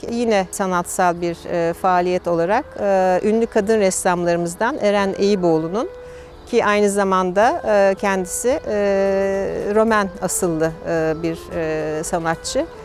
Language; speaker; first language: Turkish; native; Turkish